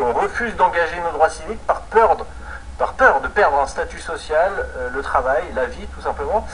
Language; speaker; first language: French; native; French